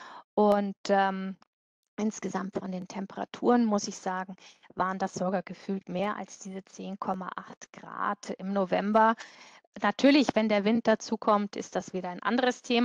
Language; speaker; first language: German; native; German